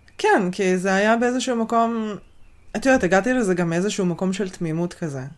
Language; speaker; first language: Hebrew; native; Hebrew